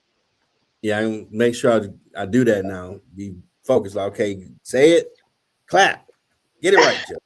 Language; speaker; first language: English; native; English